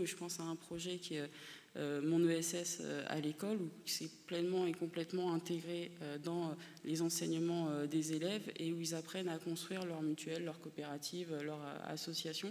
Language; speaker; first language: French; native; French